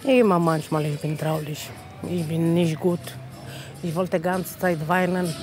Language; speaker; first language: German; non-native, learner; Polish